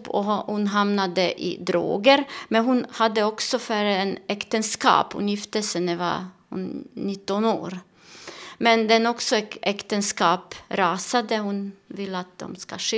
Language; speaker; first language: Swedish; non-native, learner; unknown